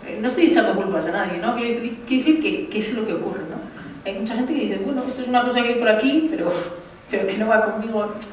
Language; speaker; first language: Spanish; non-native, local second language; Basque